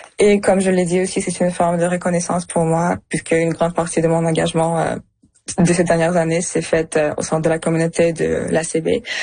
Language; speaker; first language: French; early bilingual, other home language; Russian